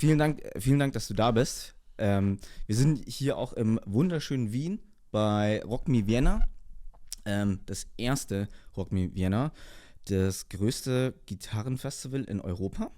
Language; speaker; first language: German; native; German